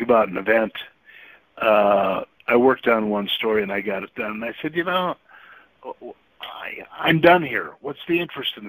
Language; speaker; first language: English; native; English